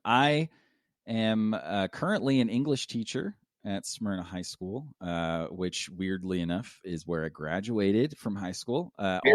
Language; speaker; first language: English; native; English